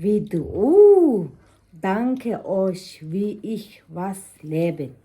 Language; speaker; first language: German; non-native, learner; Tibetan